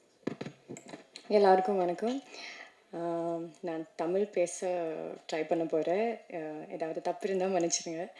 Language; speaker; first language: Tamil; non-native, learner; Malayalam